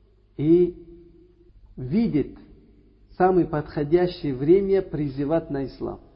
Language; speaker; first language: Russian; non-native, learner; Uzbek